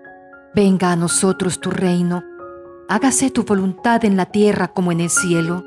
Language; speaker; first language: Spanish; native; Spanish